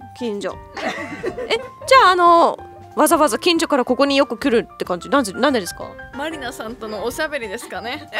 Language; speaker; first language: Japanese; non-native, fluent; German